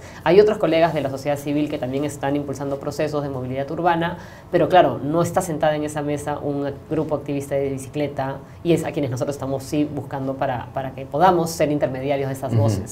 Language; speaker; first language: Spanish; native; Spanish